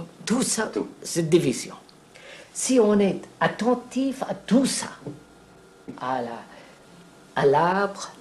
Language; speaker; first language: French; non-native, fluent; Telugu